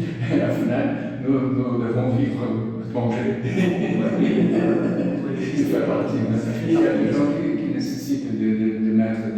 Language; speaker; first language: French; non-native, learner; Portuguese